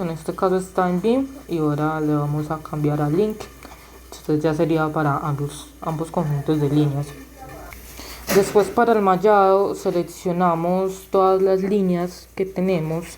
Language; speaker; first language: Spanish; native; Spanish